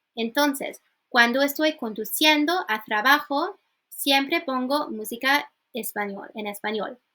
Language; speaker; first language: Spanish; non-native, learner; English